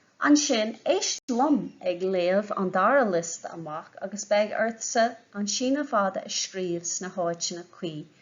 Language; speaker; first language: Irish; non-native, local second language; English